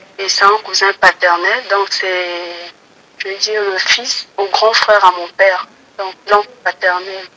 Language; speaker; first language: French; non-native, local second language; Lingala